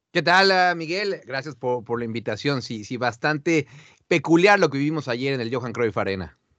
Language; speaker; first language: Spanish; native; Spanish